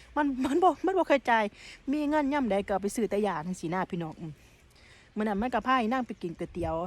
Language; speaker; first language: Thai; native; Thai